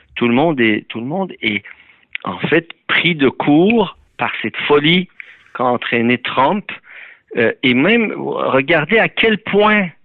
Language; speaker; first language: French; early bilingual, other home language; Persian